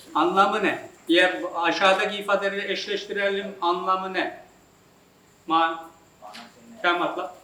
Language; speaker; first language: Turkish; non-native, fluent; Urdu